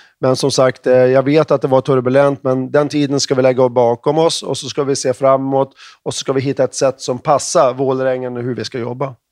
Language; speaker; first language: Swedish; native; Swedish